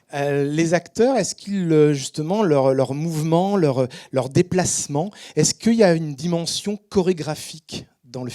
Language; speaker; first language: French; native; French